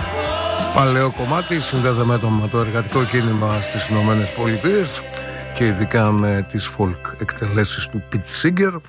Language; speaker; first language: Greek; native; Greek